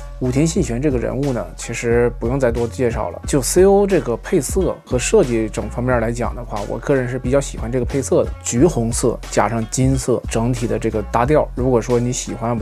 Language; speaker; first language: Chinese; native; Chinese